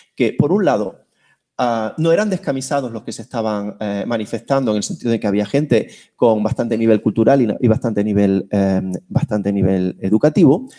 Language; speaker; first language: Spanish; native; Spanish